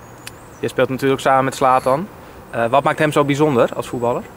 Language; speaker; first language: Dutch; native; Dutch